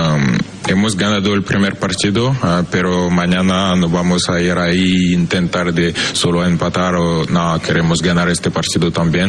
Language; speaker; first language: Spanish; non-native, fluent; French